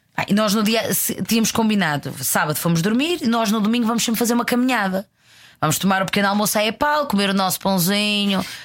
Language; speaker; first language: Portuguese; native; Portuguese